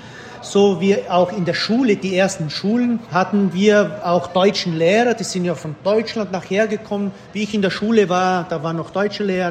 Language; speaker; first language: German; early bilingual, heritage; German